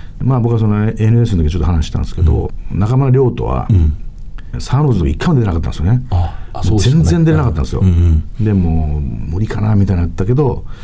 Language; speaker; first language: Japanese; native; Japanese